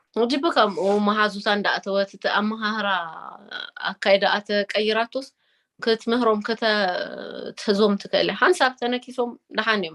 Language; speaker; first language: Tigrinya; early bilingual, heritage; Tigrinya